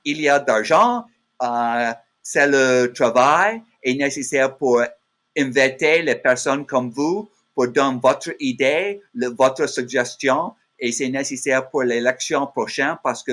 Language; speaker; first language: French; non-native, learner; English